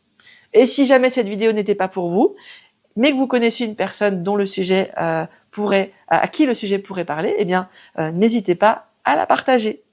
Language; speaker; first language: French; native; French